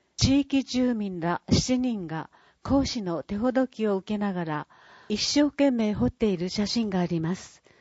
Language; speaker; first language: Japanese; native; Japanese